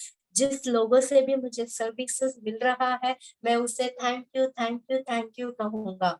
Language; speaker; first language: Hindi; native; Hindi